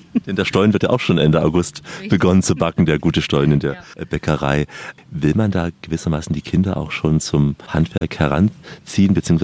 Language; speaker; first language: German; native; German